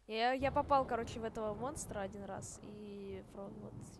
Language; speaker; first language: Russian; native; Russian